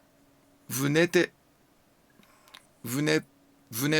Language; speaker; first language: French; non-native, learner; English